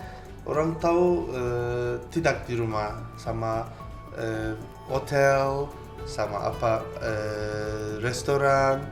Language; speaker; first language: Indonesian; non-native, learner; Turkish